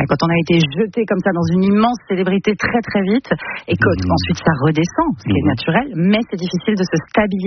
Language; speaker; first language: French; native; French